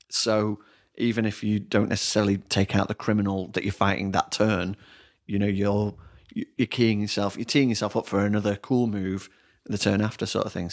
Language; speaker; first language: English; native; English